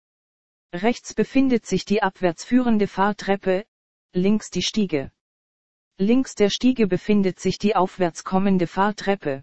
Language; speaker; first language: German; native; German